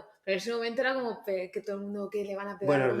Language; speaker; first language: Spanish; native; Spanish